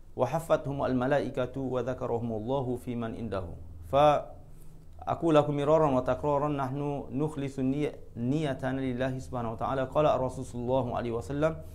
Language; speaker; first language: Arabic; non-native, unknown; Malay